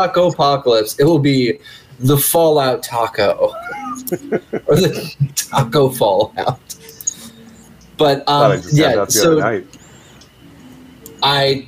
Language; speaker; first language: English; native; English